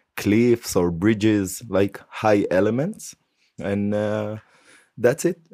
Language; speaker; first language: English; non-native, fluent; Hebrew